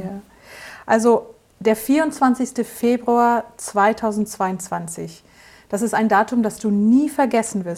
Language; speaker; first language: German; native; German